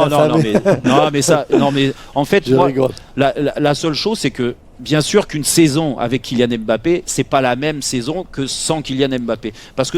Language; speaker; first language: French; native; French